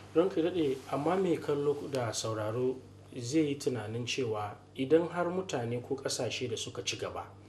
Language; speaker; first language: Hausa; native; Hausa